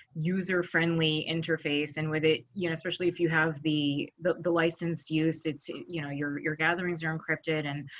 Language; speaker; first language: English; native; English